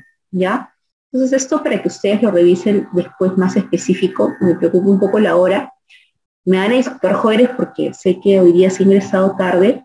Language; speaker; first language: Spanish; native; Spanish